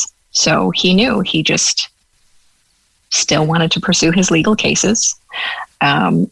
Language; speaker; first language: English; native; English